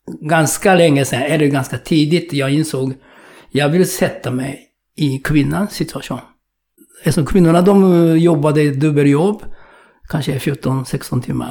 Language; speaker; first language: Swedish; non-native, fluent; Japanese